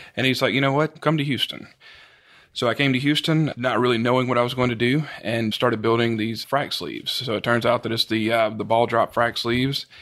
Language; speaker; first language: English; native; English